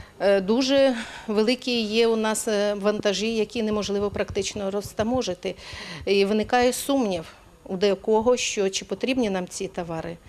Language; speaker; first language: Ukrainian; native; Ukrainian